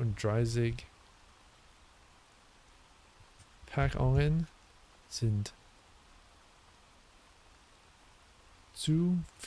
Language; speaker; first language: German; non-native, learner; English